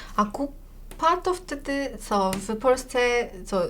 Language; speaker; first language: Polish; non-native, learner; Korean